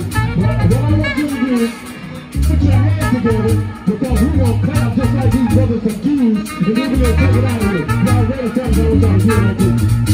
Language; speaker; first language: English; native; English